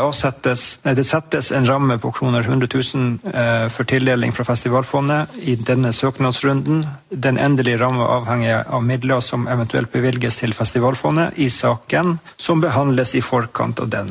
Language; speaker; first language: Norwegian; native; Norwegian